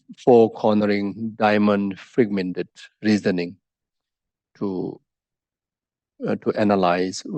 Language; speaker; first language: English; non-native, fluent; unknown